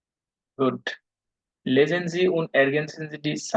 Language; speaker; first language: German; non-native, fluent; Bangla